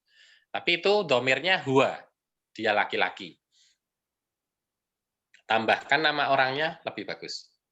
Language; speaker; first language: Indonesian; native; Indonesian